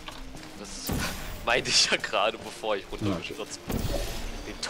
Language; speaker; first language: German; native; German